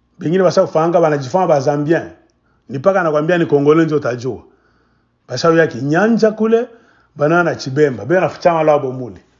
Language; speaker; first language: Swahili; native; Swahili